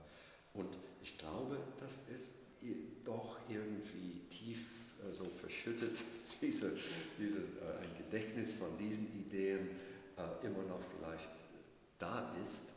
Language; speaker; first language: German; non-native, fluent; English